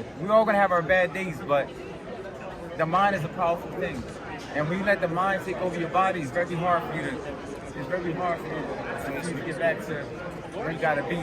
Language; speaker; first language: English; native; English